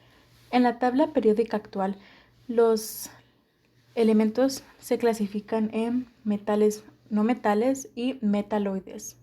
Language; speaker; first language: Spanish; native; Spanish